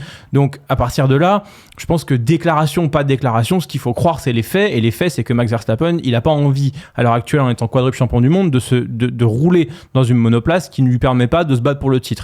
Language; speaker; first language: French; native; French